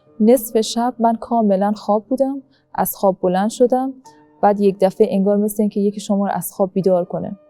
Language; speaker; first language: Persian; native; Persian